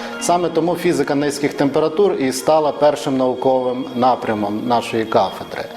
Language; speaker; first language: Ukrainian; native; Ukrainian